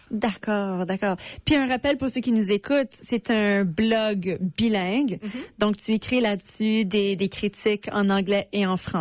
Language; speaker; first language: French; native; French